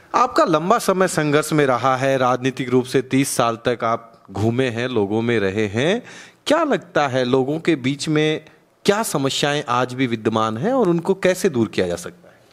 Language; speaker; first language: Hindi; native; Hindi